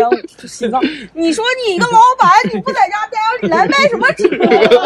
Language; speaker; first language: Chinese; non-native, fluent; Russian